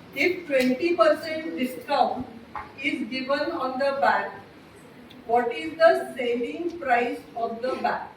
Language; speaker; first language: English; non-native, local second language; Marathi